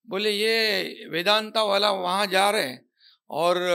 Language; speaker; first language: Hindi; non-native, local second language; Marathi